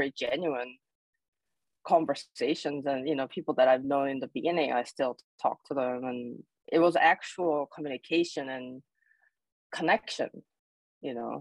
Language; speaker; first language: English; non-native, fluent; Korean